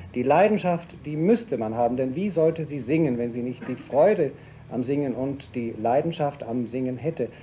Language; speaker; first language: German; native; German